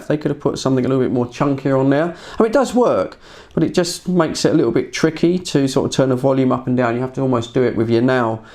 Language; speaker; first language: English; native; English